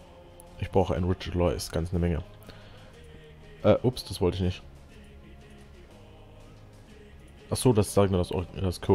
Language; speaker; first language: German; native; German